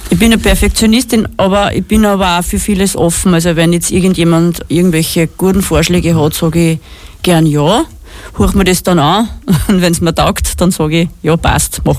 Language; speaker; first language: German; native; German